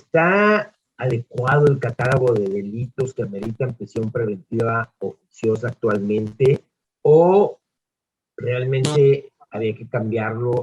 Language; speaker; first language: Spanish; native; Spanish